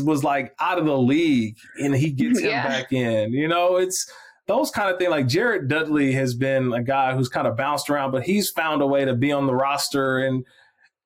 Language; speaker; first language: English; native; English